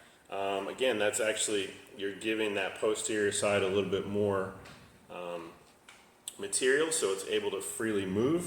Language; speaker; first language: English; native; English